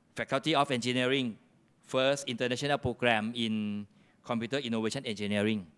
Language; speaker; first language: English; non-native, fluent; Thai